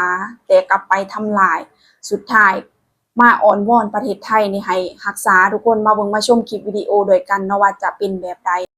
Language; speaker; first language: Thai; non-native, local second language; Lao